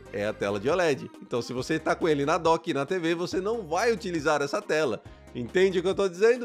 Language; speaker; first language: Portuguese; native; Portuguese